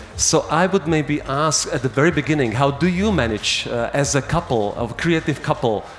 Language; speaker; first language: English; non-native, fluent; Slovak